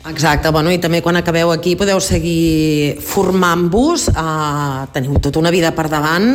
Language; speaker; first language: Catalan; native; Catalan